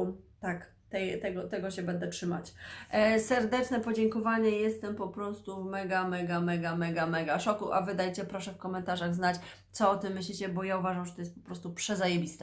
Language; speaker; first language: Polish; native; Polish